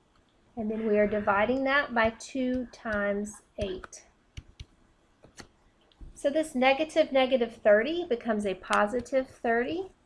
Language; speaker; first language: English; native; English